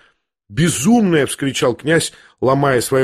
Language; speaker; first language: Russian; native; Russian